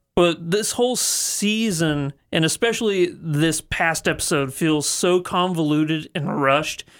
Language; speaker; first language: English; native; English